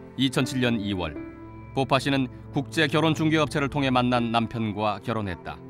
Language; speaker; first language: Korean; native; Korean